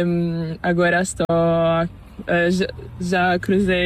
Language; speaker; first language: Spanish; non-native, learner; Italian